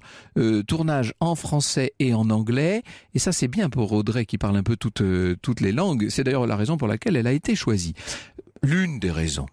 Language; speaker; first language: French; native; French